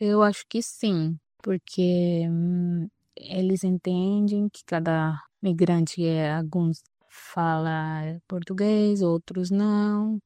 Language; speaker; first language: Portuguese; non-native, fluent; Spanish